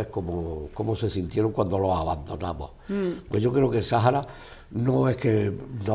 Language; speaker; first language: Spanish; native; Spanish